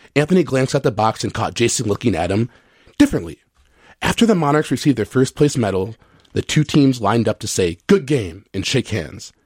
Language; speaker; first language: English; native; English